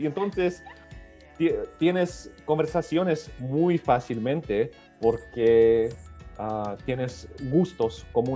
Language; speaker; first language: Spanish; early bilingual, other home language; Serbian